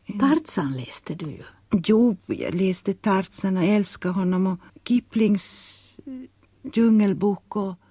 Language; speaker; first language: Swedish; native; Swedish